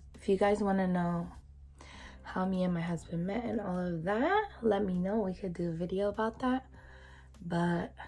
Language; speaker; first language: English; native; English